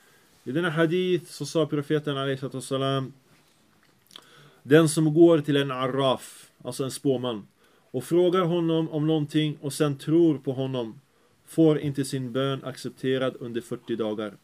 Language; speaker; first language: Swedish; early bilingual, other home language; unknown